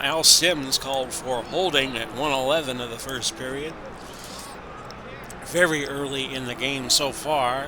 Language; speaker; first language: English; native; English